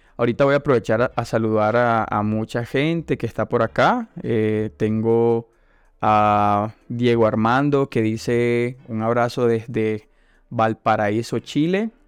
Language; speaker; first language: Spanish; native; Spanish